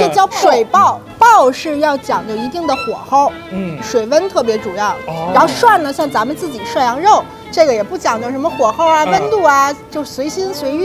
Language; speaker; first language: Chinese; native; Chinese